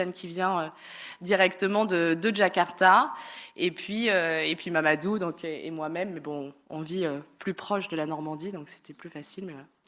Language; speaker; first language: French; native; French